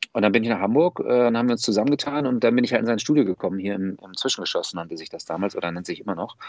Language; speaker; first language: German; native; German